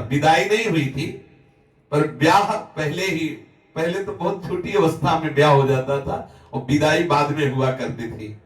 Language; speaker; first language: Hindi; native; Hindi